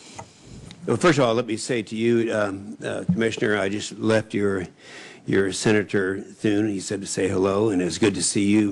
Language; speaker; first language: English; native; English